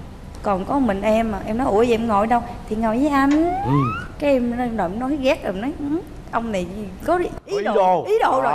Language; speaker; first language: Vietnamese; native; Vietnamese